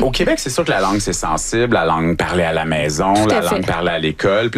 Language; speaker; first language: French; native; French